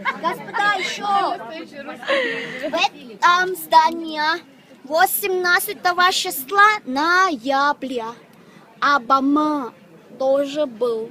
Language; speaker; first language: Russian; non-native, local second language; Kyrgyz